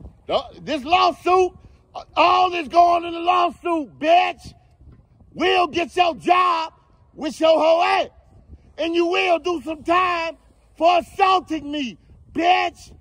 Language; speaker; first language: English; native; English